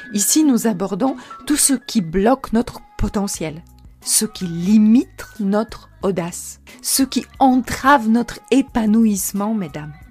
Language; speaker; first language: French; non-native, fluent; Polish